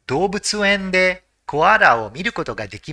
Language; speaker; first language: Japanese; non-native, fluent; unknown